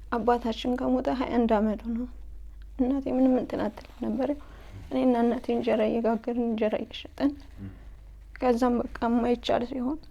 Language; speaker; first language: Amharic; native; Amharic